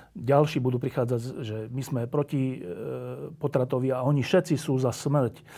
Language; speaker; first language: Slovak; native; Slovak